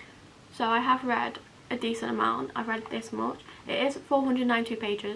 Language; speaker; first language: English; native; English